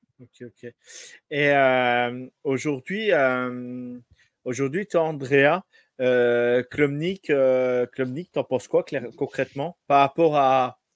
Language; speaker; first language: French; native; French